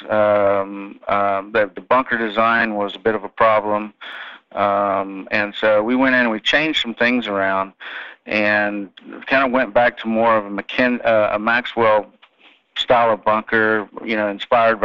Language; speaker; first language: English; native; English